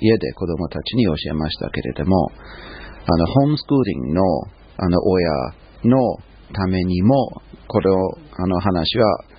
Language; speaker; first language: Japanese; non-native, fluent; English